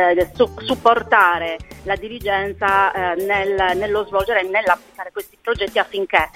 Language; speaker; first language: Italian; native; Italian